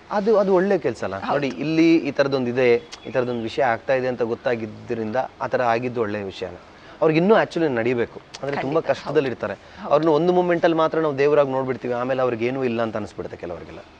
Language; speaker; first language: Kannada; non-native, local second language; Tulu